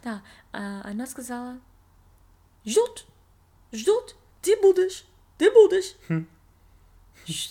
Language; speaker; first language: Russian; non-native, learner; English